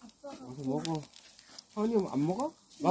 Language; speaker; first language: Korean; native; Korean